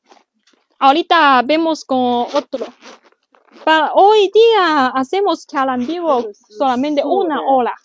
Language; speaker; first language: Spanish; non-native, learner; Chinese